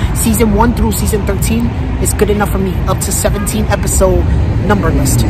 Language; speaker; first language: English; native; English